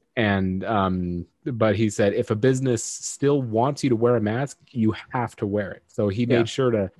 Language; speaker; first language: English; native; English